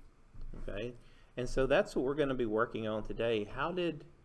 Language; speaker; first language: English; native; English